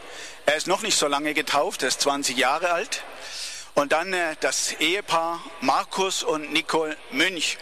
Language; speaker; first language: German; native; German